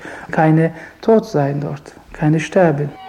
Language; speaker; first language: German; non-native, learner; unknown